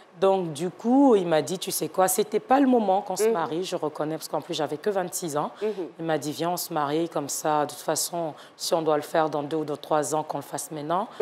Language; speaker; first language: French; non-native, local second language; Yoruba